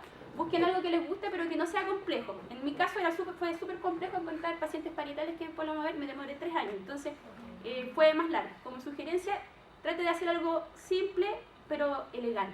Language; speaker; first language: Spanish; native; Spanish